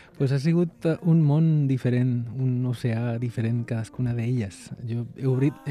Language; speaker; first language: Catalan; non-native, local second language; Spanish